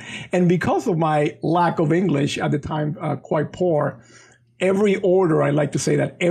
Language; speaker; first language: English; non-native, fluent; Spanish